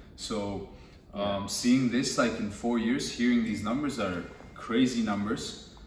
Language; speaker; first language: English; non-native, fluent; Turkish